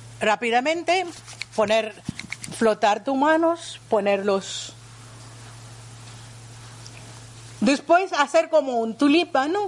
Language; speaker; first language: Spanish; non-native, learner; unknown